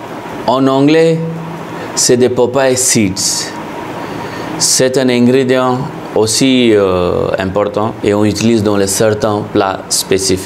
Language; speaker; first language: French; non-native, fluent; Hindi